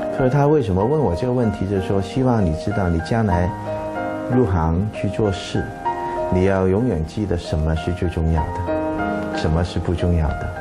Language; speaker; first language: Chinese; non-native, local second language; Cantonese